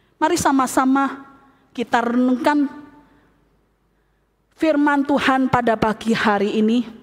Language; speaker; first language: Indonesian; native; Indonesian